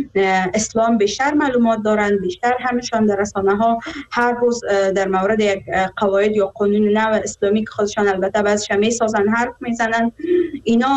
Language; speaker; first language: Persian; native; Persian